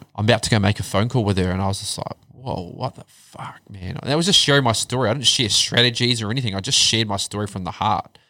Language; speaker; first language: English; native; English